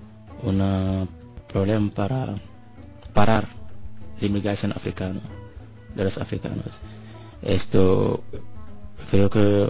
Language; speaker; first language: Spanish; non-native, learner; French